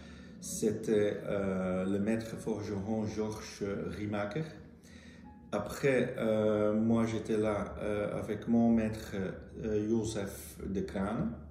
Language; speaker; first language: French; non-native, local second language; Dutch